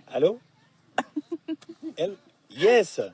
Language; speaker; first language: French; native; French